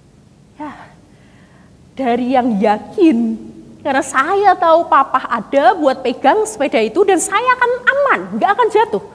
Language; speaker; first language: Indonesian; native; Indonesian